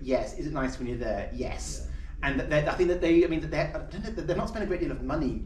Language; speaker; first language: English; native; English